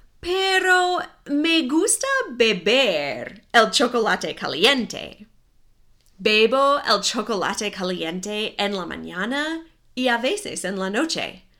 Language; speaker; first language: Spanish; non-native, fluent; English